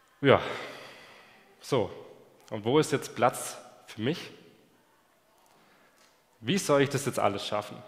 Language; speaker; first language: German; native; German